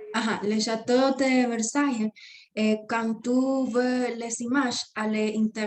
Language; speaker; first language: French; non-native, learner; Spanish